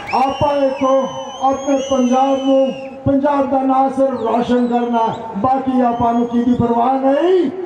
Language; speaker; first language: Punjabi; non-native, local second language; Hindi